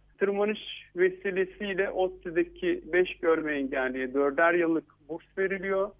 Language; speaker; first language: Turkish; native; Turkish